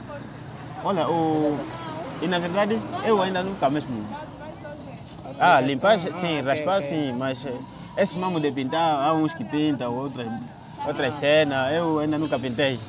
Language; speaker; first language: Portuguese; non-native, learner; Vietnamese